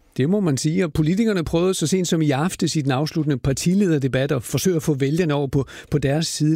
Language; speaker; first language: Danish; native; Danish